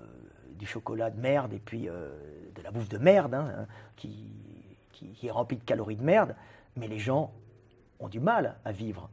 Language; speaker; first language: French; native; French